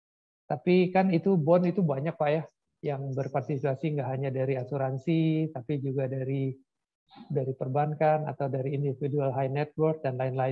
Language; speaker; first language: Indonesian; native; Indonesian